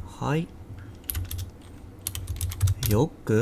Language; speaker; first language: Japanese; non-native, learner; English